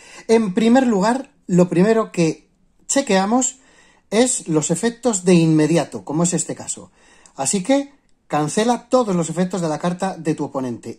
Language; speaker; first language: Spanish; native; Spanish